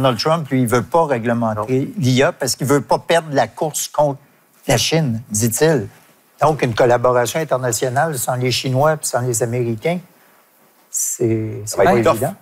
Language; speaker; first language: French; native; French